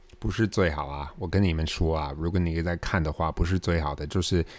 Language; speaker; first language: Chinese; non-native, fluent; English